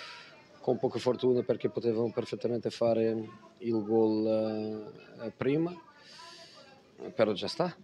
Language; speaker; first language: Italian; non-native, fluent; Portuguese